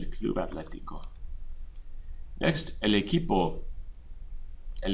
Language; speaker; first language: Spanish; non-native, fluent; English